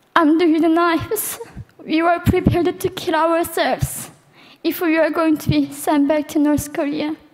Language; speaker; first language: English; non-native, fluent; Korean